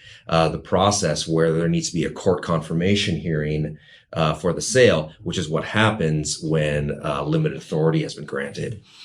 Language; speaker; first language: English; native; English